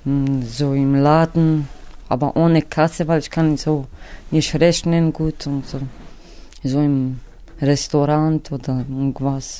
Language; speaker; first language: German; non-native, learner; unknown